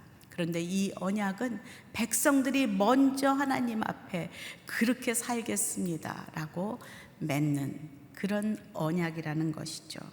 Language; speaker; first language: Korean; native; Korean